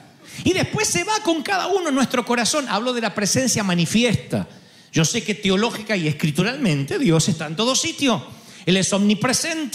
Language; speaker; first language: Spanish; native; Spanish